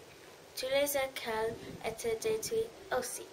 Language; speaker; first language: French; non-native, learner; English